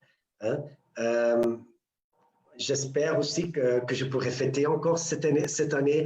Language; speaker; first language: French; non-native, local second language; Dutch